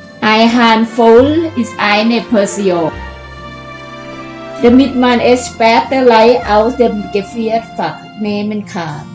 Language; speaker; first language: German; non-native, fluent; Thai